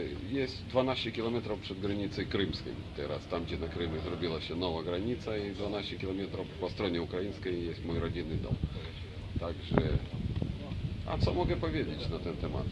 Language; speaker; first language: Polish; non-native, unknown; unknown